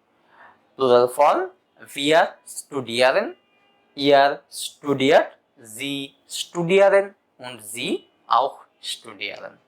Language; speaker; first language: German; non-native, learner; Bangla